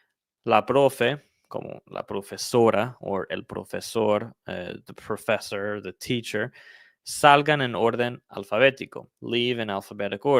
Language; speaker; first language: Spanish; non-native, fluent; English